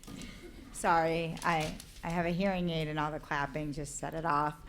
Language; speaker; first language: English; native; English